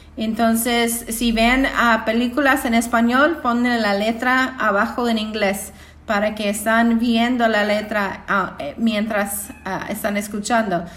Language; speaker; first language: Spanish; non-native, fluent; English